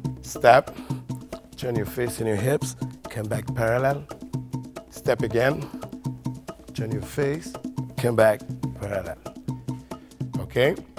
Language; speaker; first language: English; non-native, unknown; Portuguese